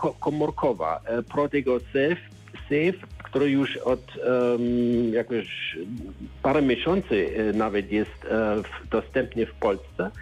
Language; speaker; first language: Polish; non-native, learner; German